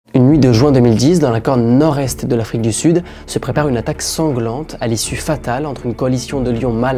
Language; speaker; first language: French; native; French